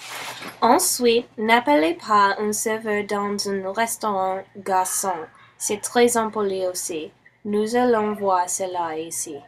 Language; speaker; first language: French; non-native, learner; English